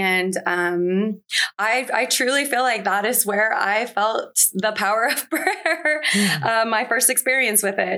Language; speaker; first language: English; native; English